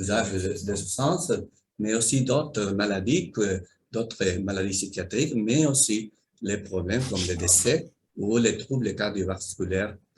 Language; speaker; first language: French; non-native, learner; Spanish